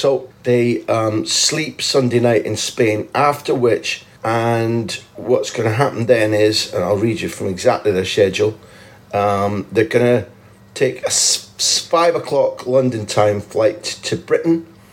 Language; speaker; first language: English; native; English